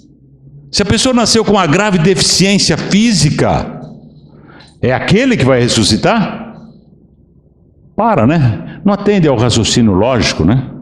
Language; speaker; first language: Portuguese; native; Portuguese